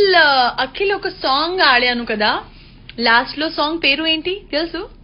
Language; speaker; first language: Telugu; non-native, learner; Gujarati